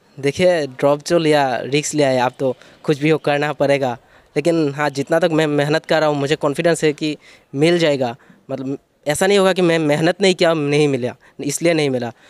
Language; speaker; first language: Hindi; non-native, local second language; Bangla